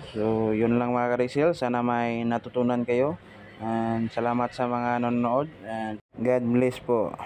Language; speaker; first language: Filipino; non-native, local second language; Cebuano